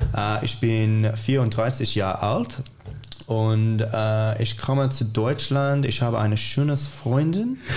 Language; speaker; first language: German; non-native, learner; English